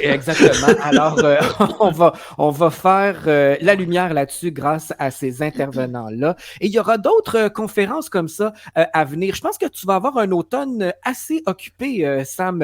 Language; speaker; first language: French; native; French